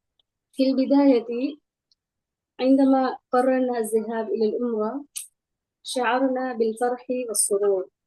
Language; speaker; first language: Arabic; non-native, learner; Urdu